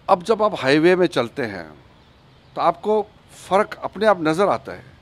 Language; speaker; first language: Hindi; native; Hindi